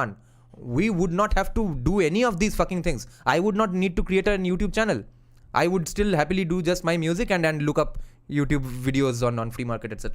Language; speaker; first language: English; non-native, local second language; Bangla